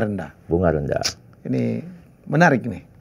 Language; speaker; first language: Indonesian; native; Indonesian